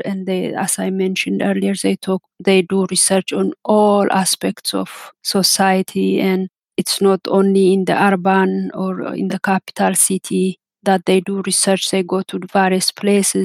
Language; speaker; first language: English; non-native, fluent; Amharic